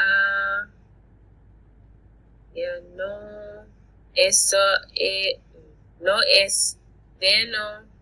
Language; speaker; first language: Spanish; non-native, learner; English